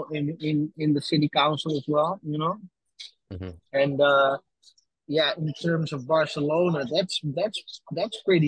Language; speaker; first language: English; non-native, fluent; Dutch